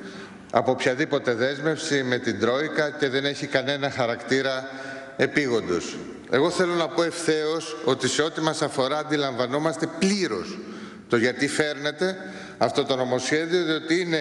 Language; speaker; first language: Greek; native; Greek